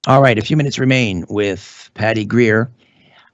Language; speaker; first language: English; native; English